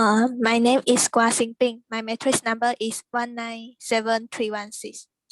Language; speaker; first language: English; non-native, learner; Chinese